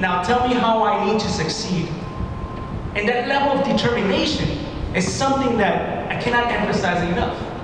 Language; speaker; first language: English; early bilingual, other home language; Spanish